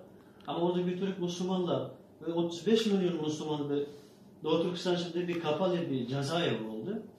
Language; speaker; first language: Turkish; non-native, learner; Uyghur